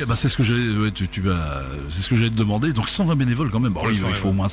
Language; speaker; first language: French; native; French